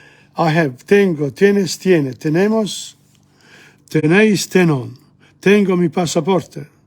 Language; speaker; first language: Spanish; non-native, fluent; English